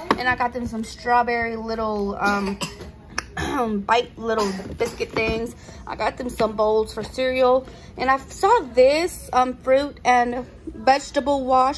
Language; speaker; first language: English; early bilingual, other home language; Spanish